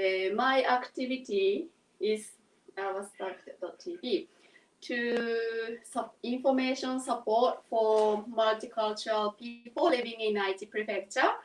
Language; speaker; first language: English; non-native, learner; Japanese